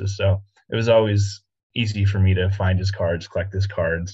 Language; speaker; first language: English; native; English